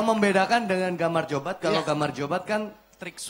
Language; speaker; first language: Indonesian; native; Indonesian